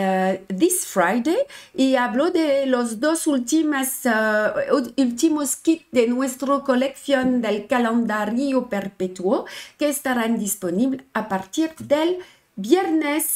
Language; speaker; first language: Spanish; non-native, learner; French